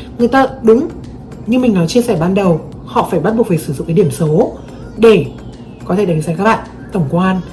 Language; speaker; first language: Vietnamese; native; Vietnamese